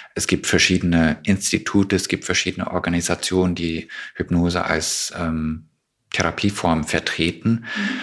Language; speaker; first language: German; non-native, fluent; English